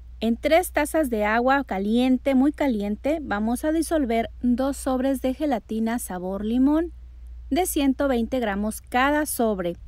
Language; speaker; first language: Spanish; native; Spanish